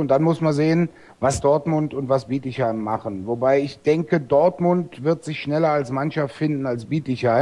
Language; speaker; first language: German; native; German